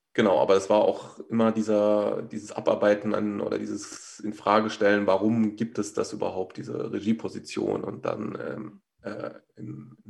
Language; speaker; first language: German; native; German